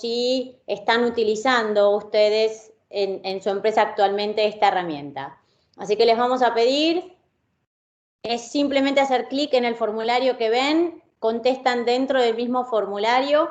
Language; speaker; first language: Spanish; native; Spanish